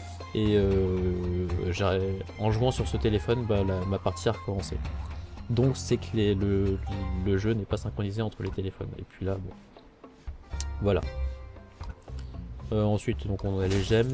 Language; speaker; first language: French; native; French